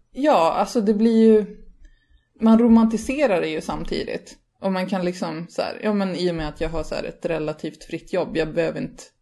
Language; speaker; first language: Swedish; native; Swedish